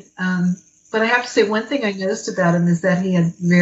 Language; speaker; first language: English; native; English